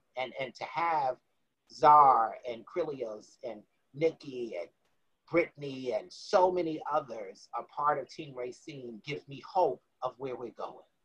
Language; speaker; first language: English; native; English